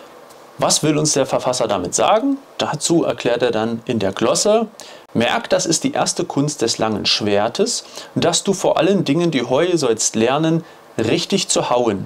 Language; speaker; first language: German; native; German